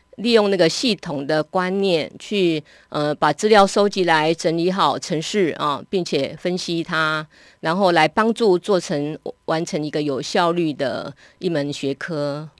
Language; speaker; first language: Chinese; native; Chinese